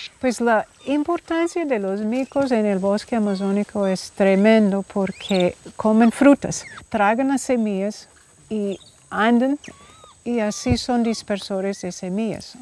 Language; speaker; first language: Spanish; non-native, fluent; English